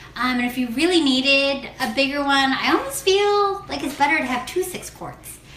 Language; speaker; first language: English; native; English